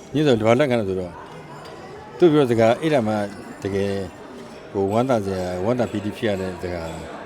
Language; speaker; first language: Burmese; native; Burmese